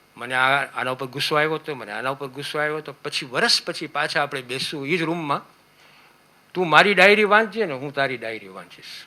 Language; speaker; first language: Gujarati; early bilingual, heritage; Gujarati